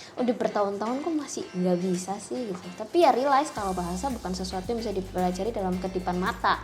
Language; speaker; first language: Indonesian; native; Indonesian